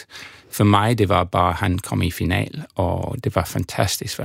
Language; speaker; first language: Danish; non-native, fluent; German